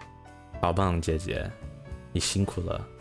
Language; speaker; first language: Chinese; non-native, learner; English